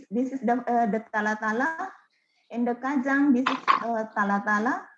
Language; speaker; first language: English; non-native, learner; Indonesian